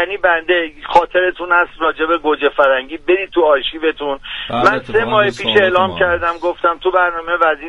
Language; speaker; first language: Persian; native; Persian